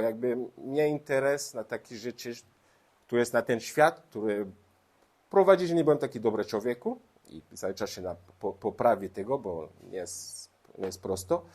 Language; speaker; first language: Polish; non-native, learner; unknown